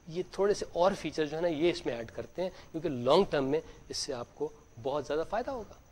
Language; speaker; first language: Urdu; native; Urdu